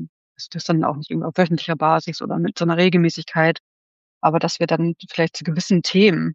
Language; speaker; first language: German; native; German